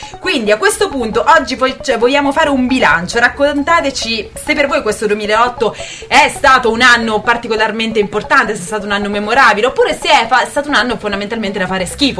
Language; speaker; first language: Italian; native; Italian